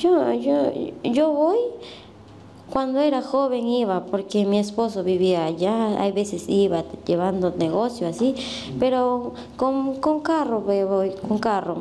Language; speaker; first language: Spanish; native; Spanish